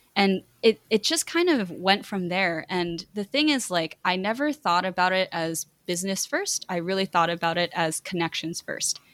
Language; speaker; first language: English; native; English